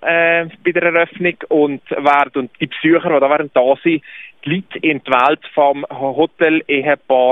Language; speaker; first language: German; native; German